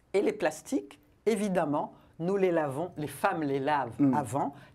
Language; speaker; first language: French; non-native, local second language; Rundi